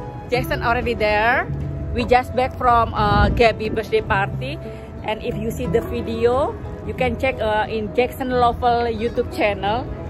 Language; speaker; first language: English; non-native, learner; Indonesian